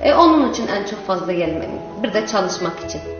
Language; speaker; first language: Turkish; non-native, learner; Arabic